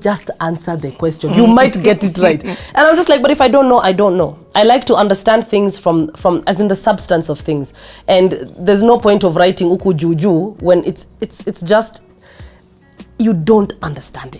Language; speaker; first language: English; non-native, local second language; Swahili